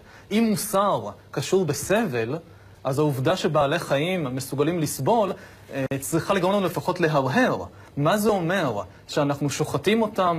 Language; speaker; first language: Hebrew; native; Hebrew